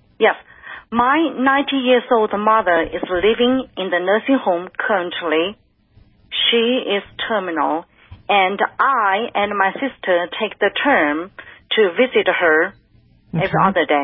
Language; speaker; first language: English; non-native, fluent; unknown